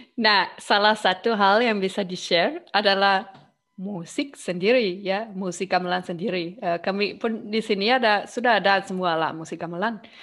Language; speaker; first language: Indonesian; non-native, fluent; German